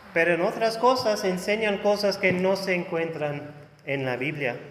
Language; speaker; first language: Spanish; non-native, fluent; German